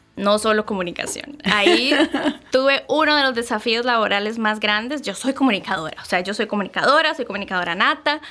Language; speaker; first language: Spanish; native; Spanish